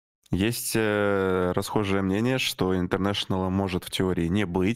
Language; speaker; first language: Russian; native; Russian